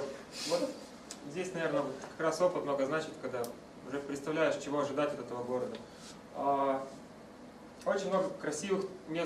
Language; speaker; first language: Russian; native; Russian